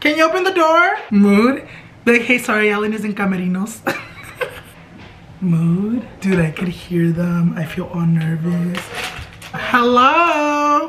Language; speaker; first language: English; early bilingual, other home language; Spanish